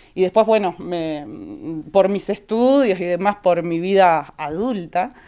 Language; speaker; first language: Spanish; native; Spanish